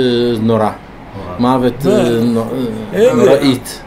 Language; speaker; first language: Hebrew; non-native, fluent; Russian